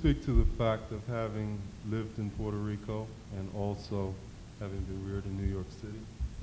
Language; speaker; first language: English; native; English